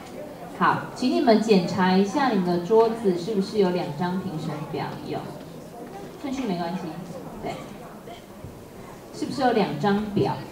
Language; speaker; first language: Chinese; native; Chinese